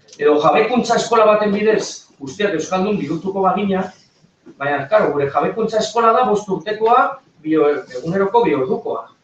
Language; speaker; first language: Basque; non-native, local second language; Spanish